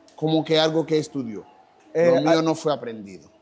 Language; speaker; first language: Spanish; non-native, fluent; Haitian Creole